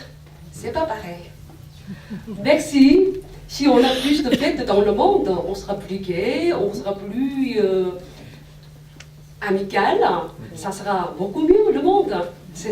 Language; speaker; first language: French; non-native, fluent; Korean